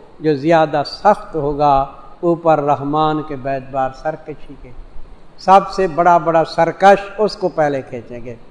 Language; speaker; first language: Urdu; non-native, local second language; Saraiki